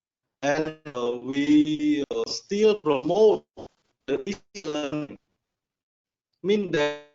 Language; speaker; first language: English; non-native, learner; Khmer